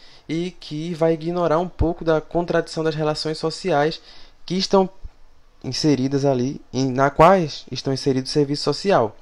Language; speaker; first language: Portuguese; native; Portuguese